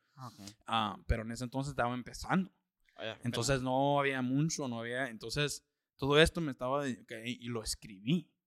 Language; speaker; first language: Spanish; early bilingual, heritage; Spanish